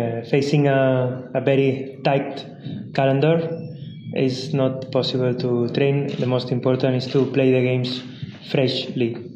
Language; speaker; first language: English; non-native, fluent; Spanish